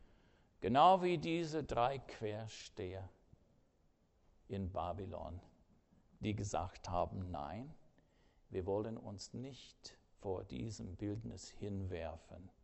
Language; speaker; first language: German; non-native, fluent; English